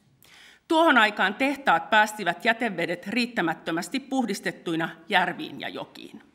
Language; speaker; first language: Finnish; native; Finnish